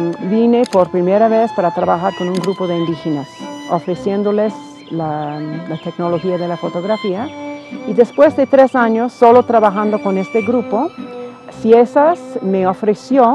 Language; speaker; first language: Spanish; non-native, fluent; English